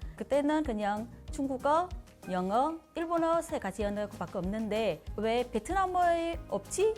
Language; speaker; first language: Korean; non-native, fluent; Vietnamese